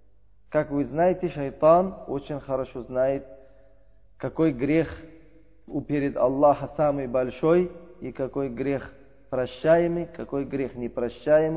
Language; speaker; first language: Russian; non-native, learner; Uzbek